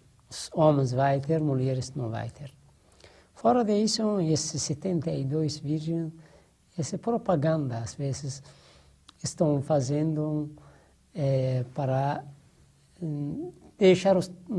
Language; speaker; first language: Portuguese; non-native, fluent; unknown